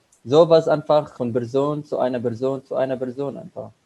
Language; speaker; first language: German; non-native, learner; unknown